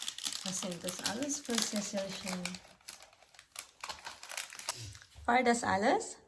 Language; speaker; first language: German; non-native, fluent; Filipino